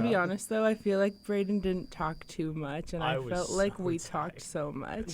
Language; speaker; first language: English; native; English